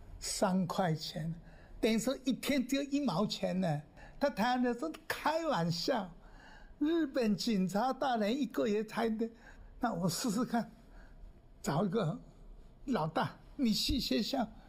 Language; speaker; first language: Chinese; non-native, local second language; Japanese